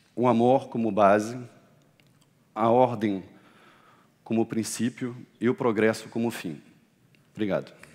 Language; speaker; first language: Portuguese; non-native, fluent; French